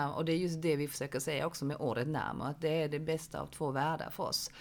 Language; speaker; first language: Swedish; early bilingual, other home language; Korean